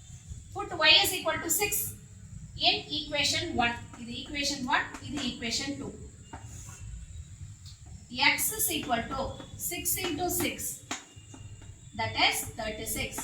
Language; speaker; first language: English; non-native, local second language; Tamil